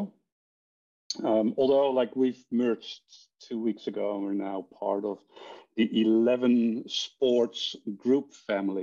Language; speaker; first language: English; non-native, fluent; Dutch